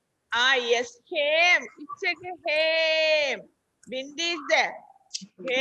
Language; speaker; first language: English; non-native, local second language; Malayalam